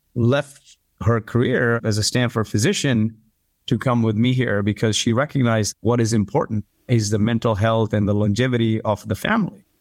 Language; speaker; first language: English; early bilingual, other home language; Arabic